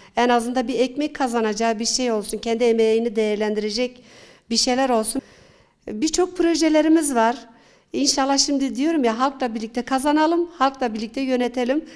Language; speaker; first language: Turkish; non-native, local second language; Zaza